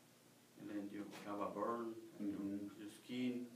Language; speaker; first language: English; non-native, learner; Spanish